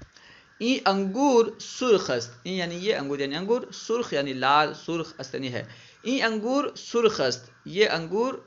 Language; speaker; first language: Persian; non-native, fluent; Urdu